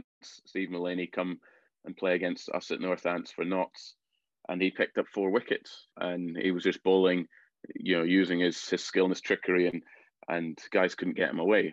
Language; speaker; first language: English; native; English